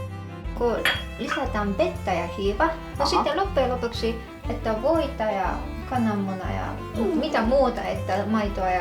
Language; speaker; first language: Finnish; non-native, fluent; Japanese